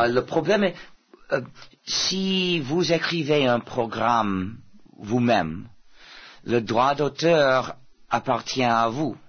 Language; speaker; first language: French; non-native, fluent; English